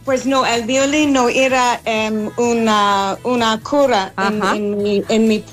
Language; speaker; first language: Spanish; non-native, learner; English